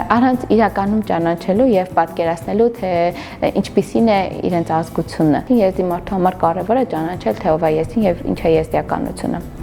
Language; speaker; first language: Armenian; non-native, local second language; Kurdish